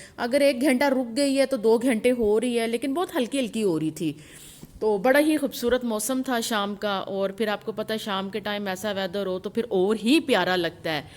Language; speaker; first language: Urdu; non-native, local second language; Punjabi